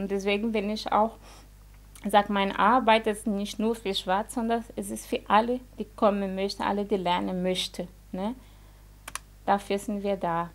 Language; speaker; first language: German; non-native, fluent; Portuguese